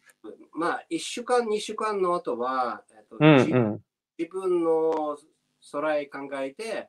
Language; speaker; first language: Japanese; non-native, learner; Russian